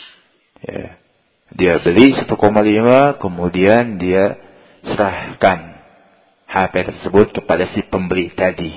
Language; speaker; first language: Indonesian; native; Indonesian